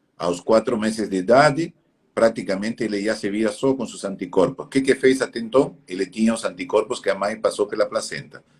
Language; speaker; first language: Portuguese; non-native, fluent; Spanish